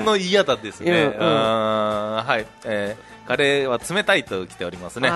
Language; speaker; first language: Japanese; native; Japanese